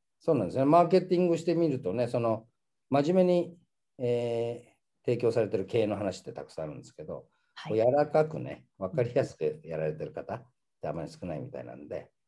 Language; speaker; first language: Japanese; early bilingual, heritage; Japanese